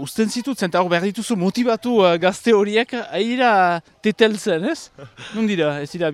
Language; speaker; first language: Basque; native; Basque